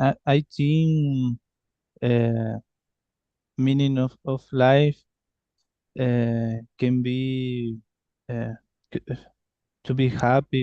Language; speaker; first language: English; non-native, learner; Spanish